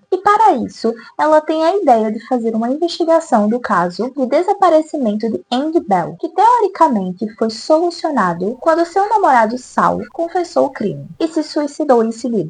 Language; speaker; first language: Portuguese; native; Portuguese